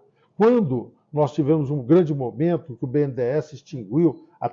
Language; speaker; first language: Portuguese; native; Portuguese